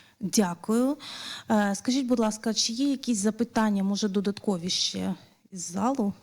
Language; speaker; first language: Ukrainian; native; Ukrainian